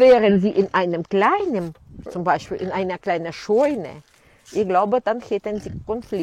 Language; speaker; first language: German; non-native, fluent; Russian